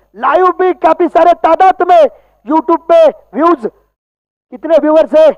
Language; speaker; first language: Hindi; non-native, local second language; Marathi